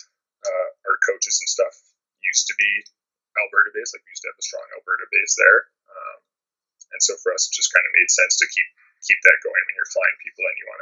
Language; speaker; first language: English; native; English